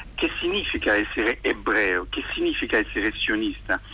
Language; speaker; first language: Italian; non-native, fluent; French